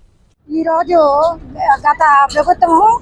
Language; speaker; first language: Telugu; native; Telugu